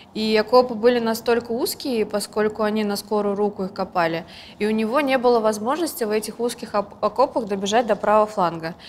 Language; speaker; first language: Russian; native; Russian